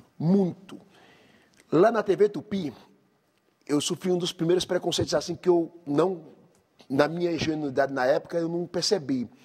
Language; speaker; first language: Portuguese; native; Portuguese